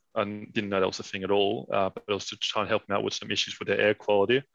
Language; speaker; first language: English; non-native, fluent; Danish